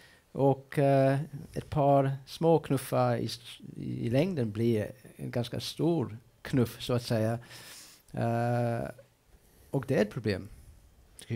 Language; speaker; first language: Swedish; non-native, fluent; English